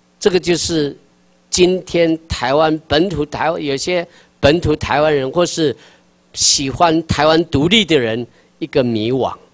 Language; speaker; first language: Chinese; non-native, local second language; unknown